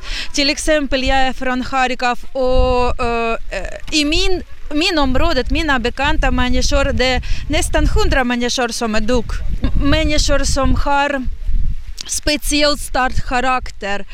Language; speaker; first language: Swedish; non-native, learner; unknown